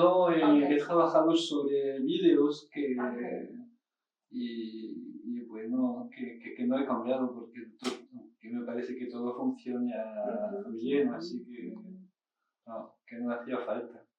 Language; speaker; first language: Spanish; non-native, fluent; French